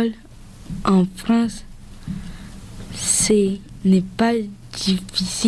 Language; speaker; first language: French; early bilingual, other home language; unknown